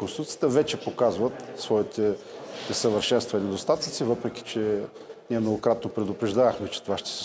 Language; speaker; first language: Bulgarian; native; Bulgarian